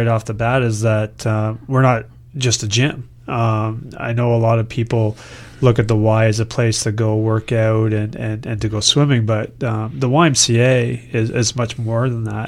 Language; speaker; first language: English; native; English